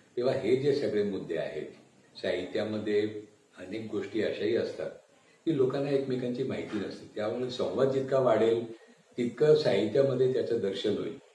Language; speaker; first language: Marathi; non-native, local second language; Gujarati